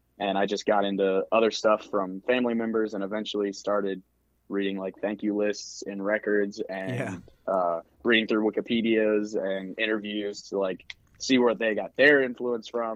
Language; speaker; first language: English; native; English